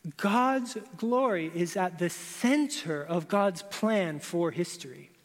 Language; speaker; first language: English; native; English